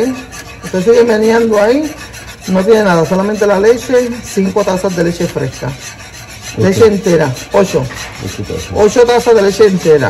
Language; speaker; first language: Spanish; native; Spanish